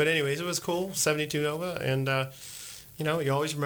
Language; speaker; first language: English; native; English